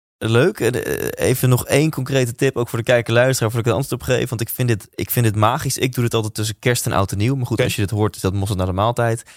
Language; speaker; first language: Dutch; native; Dutch